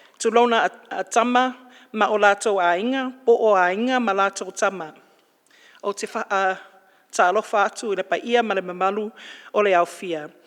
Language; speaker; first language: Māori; non-native, local second language; Samoan